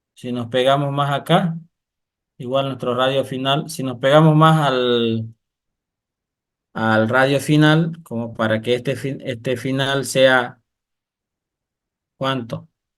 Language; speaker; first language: Spanish; native; Spanish